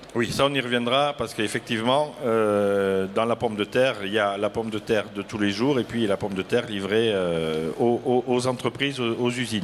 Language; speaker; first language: French; native; French